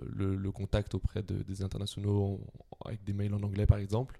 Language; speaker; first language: French; native; French